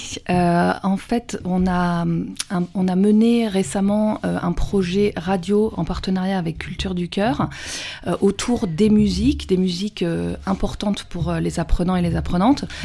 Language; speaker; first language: French; native; French